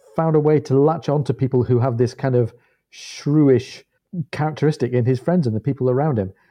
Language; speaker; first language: English; native; English